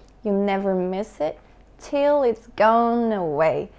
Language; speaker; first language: English; non-native, fluent; Portuguese